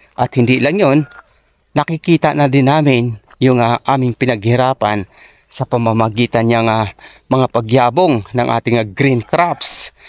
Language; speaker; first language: Filipino; non-native, local second language; Cebuano